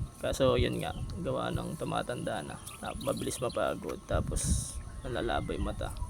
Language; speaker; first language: Filipino; non-native, local second language; Iloko